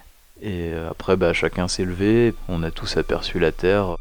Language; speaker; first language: French; native; French